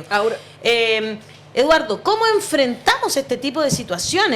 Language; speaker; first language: Spanish; native; Spanish